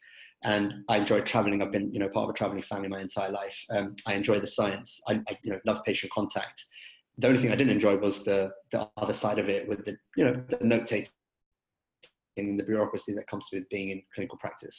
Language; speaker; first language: English; native; English